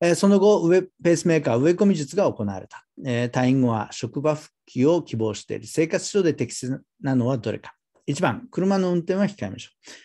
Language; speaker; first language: Japanese; native; Japanese